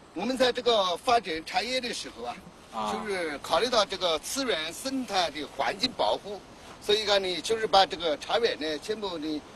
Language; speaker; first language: Chinese; native; Chinese